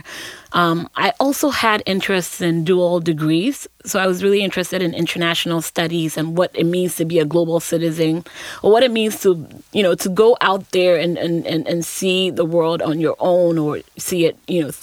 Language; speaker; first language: English; non-native, local second language; Akan